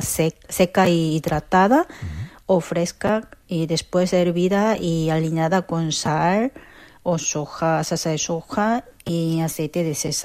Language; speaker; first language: Spanish; non-native, fluent; Korean